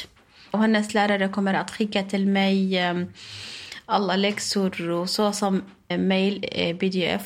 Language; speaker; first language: Swedish; non-native, learner; Arabic